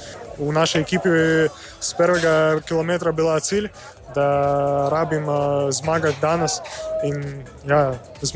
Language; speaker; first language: Slovenian; non-native, learner; Russian